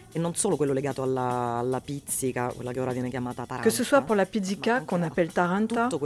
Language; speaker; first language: French; non-native, fluent; Sicilian